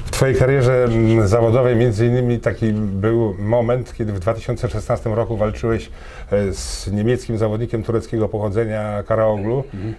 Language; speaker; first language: Polish; native; Polish